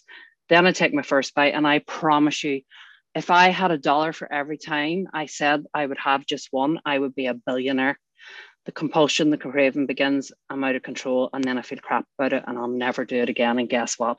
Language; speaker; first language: English; native; English